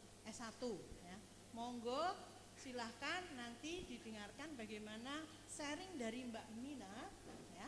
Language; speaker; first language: Indonesian; native; Indonesian